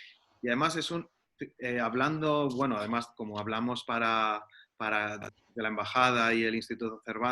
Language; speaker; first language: Spanish; native; Spanish